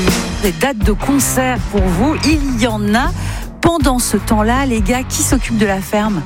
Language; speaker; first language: French; native; French